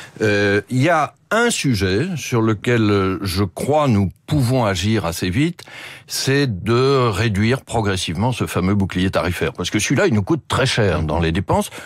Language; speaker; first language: French; native; French